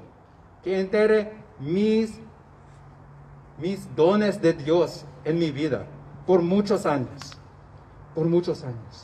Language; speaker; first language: Spanish; non-native, learner; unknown